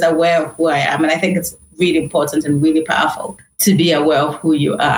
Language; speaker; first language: English; non-native, local second language; Akan